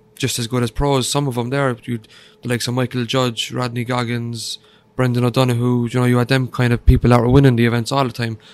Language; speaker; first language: English; native; English